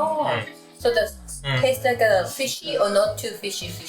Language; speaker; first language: English; non-native, learner; Japanese